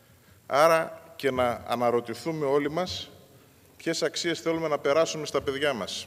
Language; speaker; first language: Greek; native; Greek